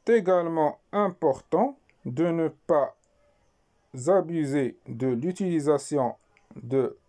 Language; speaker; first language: French; non-native, local second language; Arabic